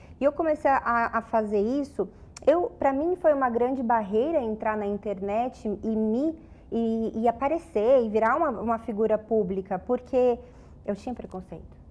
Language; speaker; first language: Portuguese; native; Portuguese